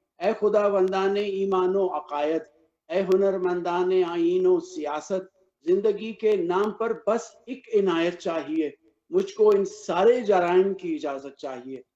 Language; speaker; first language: Urdu; native; Urdu